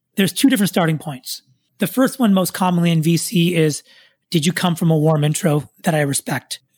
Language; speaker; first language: English; native; English